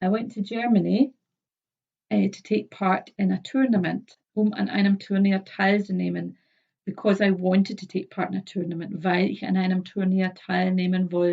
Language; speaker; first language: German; non-native, fluent; English